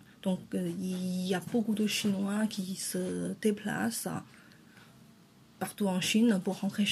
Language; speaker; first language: French; non-native, fluent; Chinese